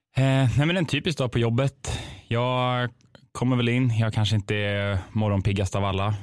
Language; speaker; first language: Swedish; native; Swedish